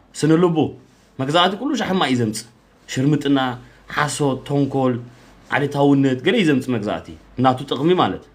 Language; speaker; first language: Tigrinya; early bilingual, heritage; Tigrinya